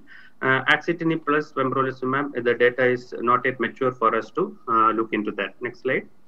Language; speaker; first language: English; non-native, local second language; Tamil